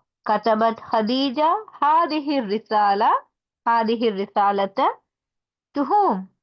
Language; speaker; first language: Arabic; non-native, fluent; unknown